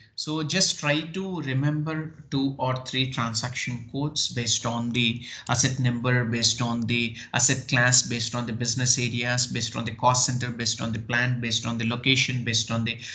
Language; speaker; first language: English; non-native, local second language; Telugu